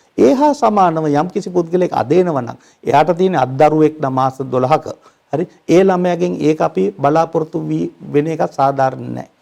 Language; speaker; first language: Sinhala; non-native, local second language; Tamil